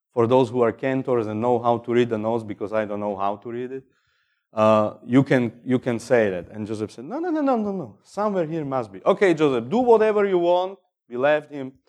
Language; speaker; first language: English; non-native, fluent; Slovak